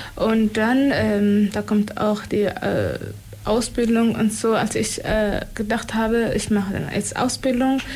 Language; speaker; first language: German; non-native, fluent; Tigrinya